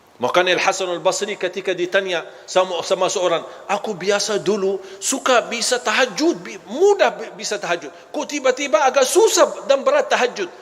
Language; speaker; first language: Malay; non-native, fluent; Arabic